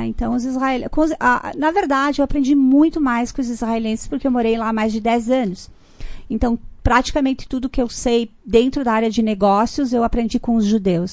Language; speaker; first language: Portuguese; native; Portuguese